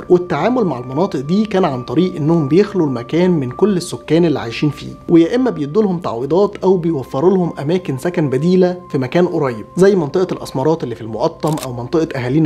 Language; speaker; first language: Arabic; native; Arabic